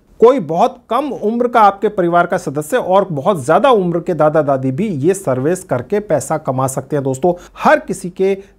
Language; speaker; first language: Hindi; native; Hindi